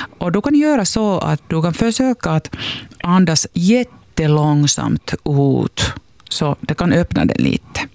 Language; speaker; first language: Swedish; non-native, local second language; Finnish